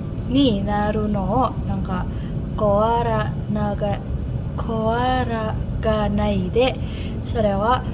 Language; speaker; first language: Japanese; non-native, learner; Indonesian